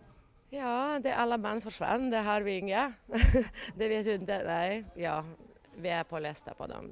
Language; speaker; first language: Swedish; non-native, fluent; Lithuanian